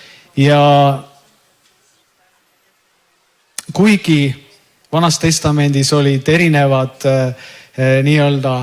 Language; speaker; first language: Estonian; native; Estonian